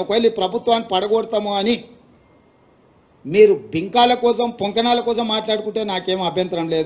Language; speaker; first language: Telugu; native; Telugu